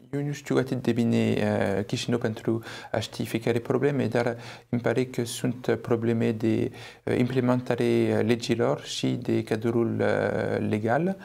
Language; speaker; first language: Romanian; non-native, fluent; French